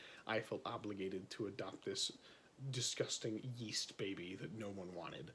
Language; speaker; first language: English; native; English